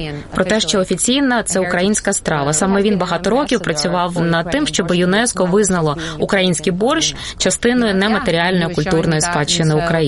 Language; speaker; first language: Ukrainian; native; Ukrainian